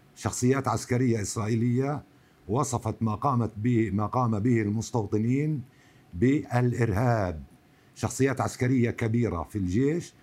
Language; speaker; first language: Arabic; native; Arabic